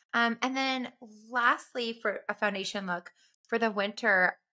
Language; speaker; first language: English; native; English